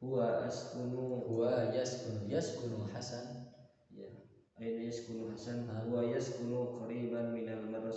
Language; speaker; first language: Arabic; non-native, learner; Indonesian